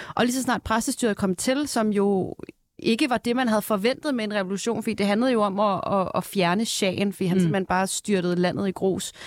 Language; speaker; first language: Danish; early bilingual, other home language; Persian